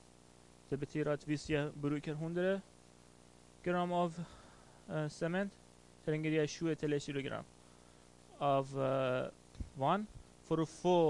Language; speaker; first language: Norwegian; non-native, fluent; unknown